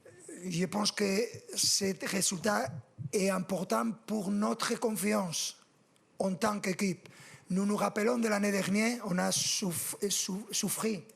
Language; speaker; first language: French; non-native, fluent; Spanish